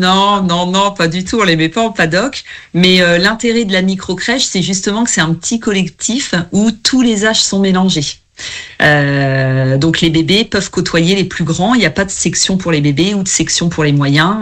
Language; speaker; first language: French; native; French